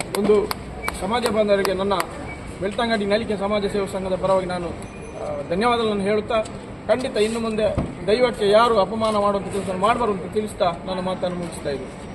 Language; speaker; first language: Kannada; non-native, local second language; Tulu